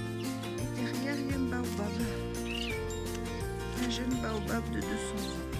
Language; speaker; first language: French; native; French